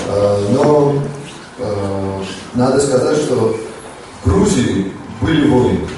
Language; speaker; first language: Russian; non-native, fluent; Georgian